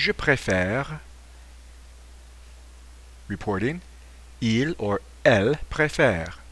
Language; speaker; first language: French; non-native, fluent; English